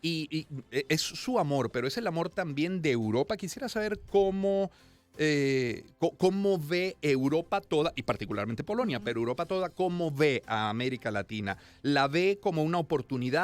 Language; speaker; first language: Spanish; native; Spanish